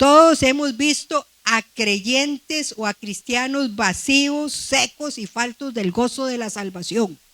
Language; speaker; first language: Spanish; native; Spanish